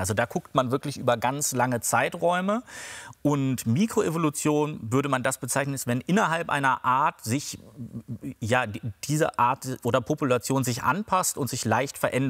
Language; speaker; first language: German; native; German